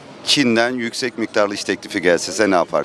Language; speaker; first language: Turkish; native; Turkish